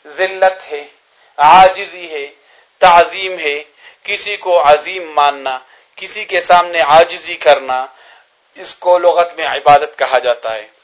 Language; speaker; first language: Urdu; non-native, local second language; Pashto